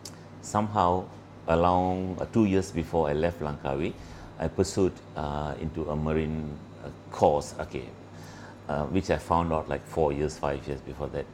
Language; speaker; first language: English; non-native, local second language; Tamil